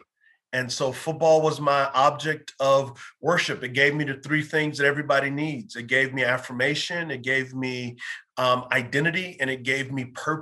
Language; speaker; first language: English; native; English